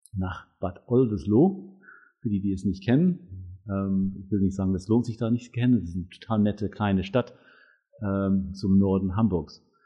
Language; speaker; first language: German; non-native, fluent; English